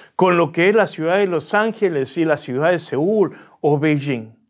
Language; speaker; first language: Spanish; early bilingual, other home language; Korean